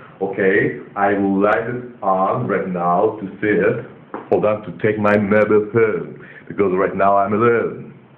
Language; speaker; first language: English; non-native, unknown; Greek